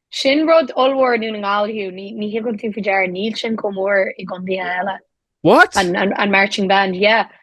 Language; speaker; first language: Irish; native; Irish